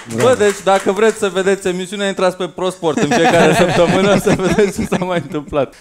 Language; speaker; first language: Romanian; native; Romanian